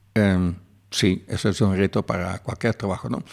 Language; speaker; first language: Spanish; non-native, fluent; Dutch